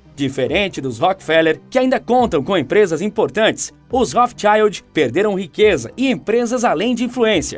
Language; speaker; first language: Portuguese; native; Portuguese